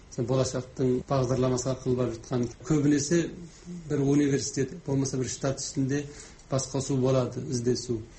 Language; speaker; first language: Kazakh; native; Kazakh